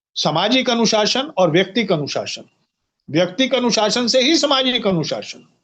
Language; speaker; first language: Hindi; native; Hindi